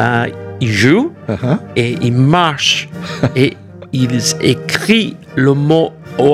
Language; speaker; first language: French; non-native, fluent; English